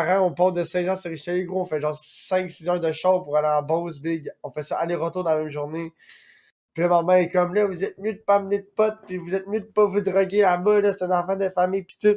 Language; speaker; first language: French; native; French